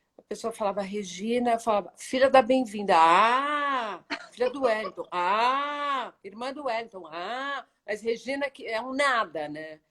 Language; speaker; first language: Portuguese; native; Portuguese